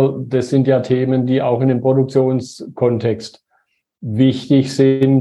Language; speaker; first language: German; native; German